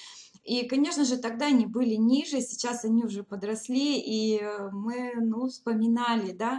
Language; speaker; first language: Russian; native; Russian